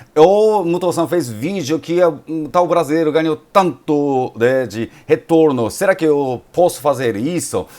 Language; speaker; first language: Portuguese; non-native, fluent; Japanese